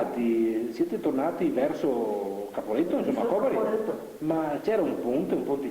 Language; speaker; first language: Italian; native; Italian